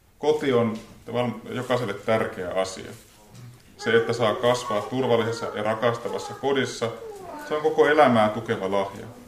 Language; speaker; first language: Finnish; native; Finnish